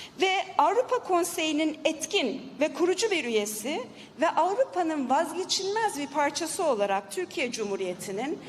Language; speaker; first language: Turkish; native; Turkish